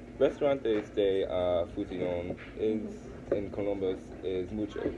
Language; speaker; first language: Spanish; non-native, learner; English